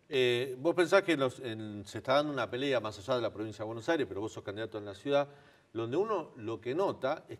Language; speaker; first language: Spanish; native; Spanish